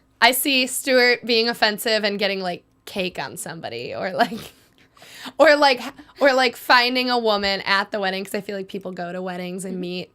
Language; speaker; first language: English; native; English